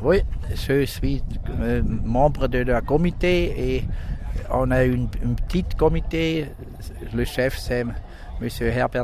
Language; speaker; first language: French; non-native, local second language; German